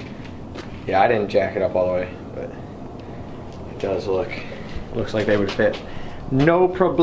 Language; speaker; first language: English; native; English